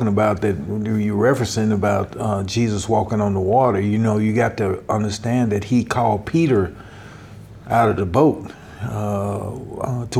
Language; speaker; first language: English; native; English